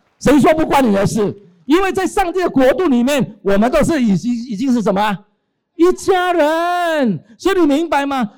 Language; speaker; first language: Chinese; native; Chinese